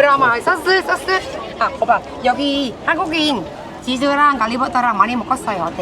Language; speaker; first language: Korean; non-native, learner; Vietnamese